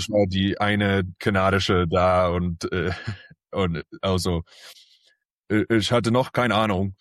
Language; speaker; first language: German; early bilingual, heritage; English